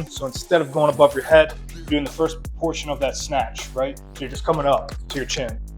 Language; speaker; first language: English; native; English